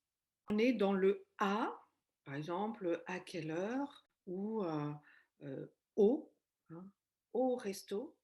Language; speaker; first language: French; non-native, local second language; Malagasy